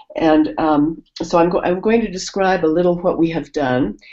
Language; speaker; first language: English; native; English